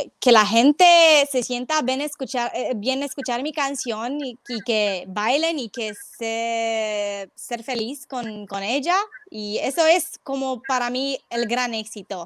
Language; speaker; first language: Spanish; non-native, fluent; Romanian